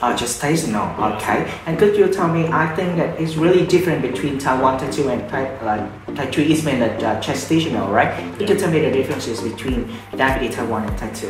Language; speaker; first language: English; non-native, fluent; Vietnamese